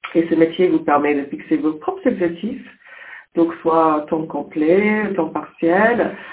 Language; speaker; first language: French; native; French